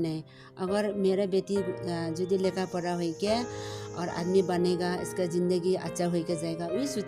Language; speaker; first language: Hindi; non-native, local second language; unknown